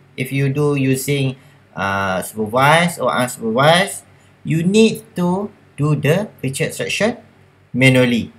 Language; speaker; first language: English; non-native, local second language; Malay